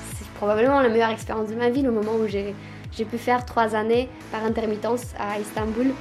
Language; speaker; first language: French; non-native, fluent; Romanian